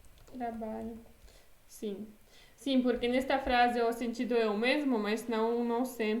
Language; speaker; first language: Portuguese; non-native, fluent; Polish